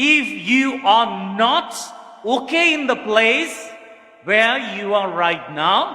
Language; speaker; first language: English; non-native, local second language; Tamil